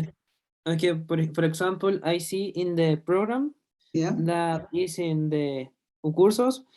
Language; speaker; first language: English; non-native, learner; Spanish